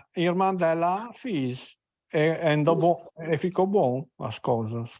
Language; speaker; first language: Portuguese; non-native, learner; Italian